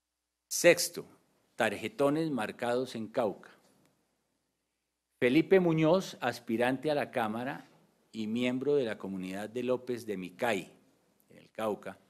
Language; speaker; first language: Spanish; native; Spanish